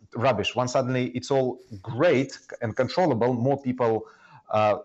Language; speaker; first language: English; non-native, fluent; Estonian